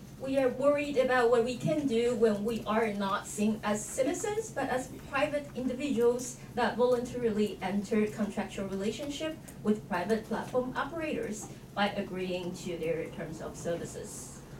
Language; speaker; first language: English; non-native, fluent; Chinese